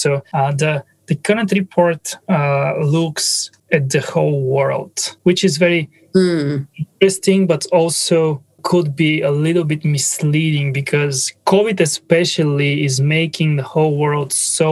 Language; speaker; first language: English; non-native, fluent; Bulgarian